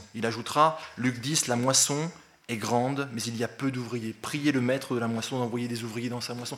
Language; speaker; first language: French; native; French